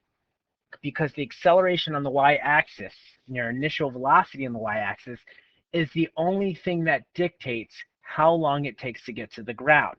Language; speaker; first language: English; native; English